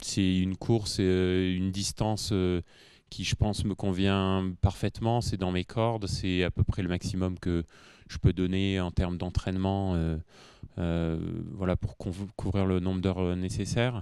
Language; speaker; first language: French; native; French